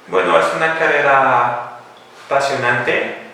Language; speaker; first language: Spanish; non-native, fluent; French